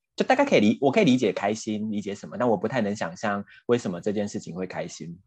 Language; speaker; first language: Chinese; native; Chinese